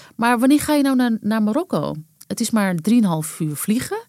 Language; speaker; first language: Dutch; native; Dutch